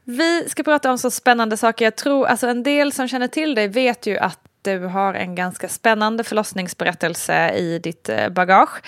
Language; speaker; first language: Swedish; native; Swedish